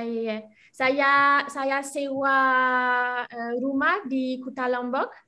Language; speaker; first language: Indonesian; non-native, learner; French